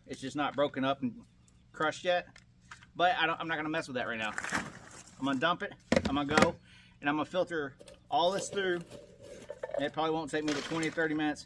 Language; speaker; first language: English; native; English